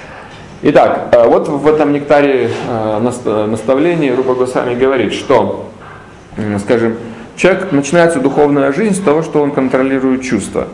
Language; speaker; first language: Russian; native; Russian